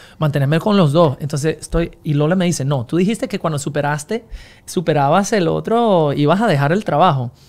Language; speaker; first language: Spanish; non-native, fluent; English